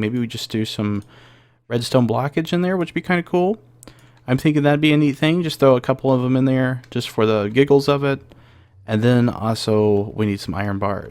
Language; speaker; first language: English; native; English